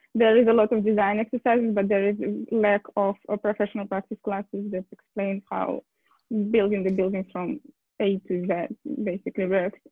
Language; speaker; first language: English; non-native, fluent; Russian